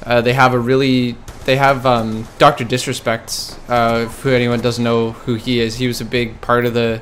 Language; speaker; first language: English; native; English